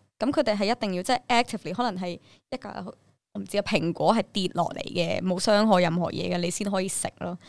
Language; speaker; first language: Cantonese; early bilingual, other home language; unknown